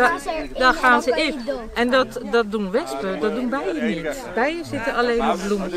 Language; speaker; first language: Dutch; native; Dutch